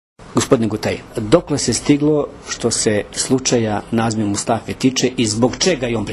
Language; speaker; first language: Serbian; native; Serbian